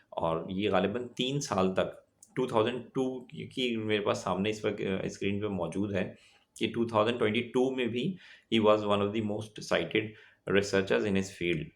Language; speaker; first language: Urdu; native; Urdu